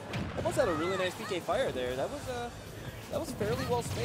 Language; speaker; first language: English; native; English